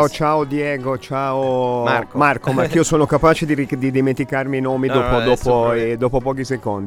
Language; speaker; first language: Italian; native; Italian